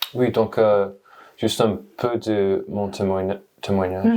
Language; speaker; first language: French; non-native, learner; English